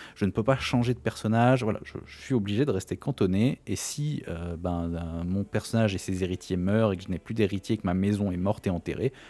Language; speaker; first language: French; native; French